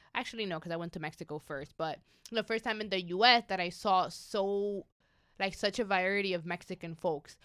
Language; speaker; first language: English; early bilingual, other home language; Spanish